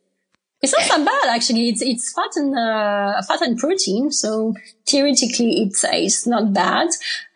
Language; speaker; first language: English; non-native, fluent; French